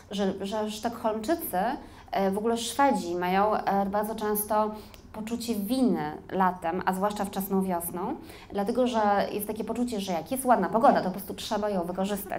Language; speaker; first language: Polish; native; Polish